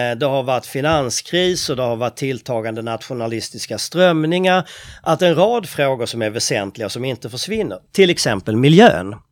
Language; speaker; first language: Swedish; native; Swedish